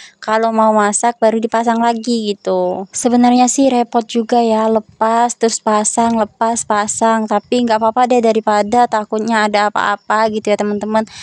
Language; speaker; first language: Indonesian; non-native, local second language; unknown